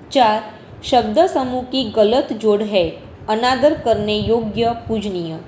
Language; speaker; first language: Hindi; non-native, local second language; Gujarati